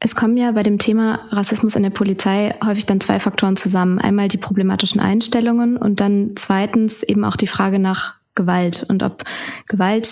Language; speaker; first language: German; native; German